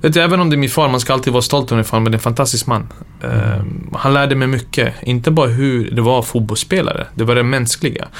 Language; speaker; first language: Swedish; early bilingual, other home language; Serbian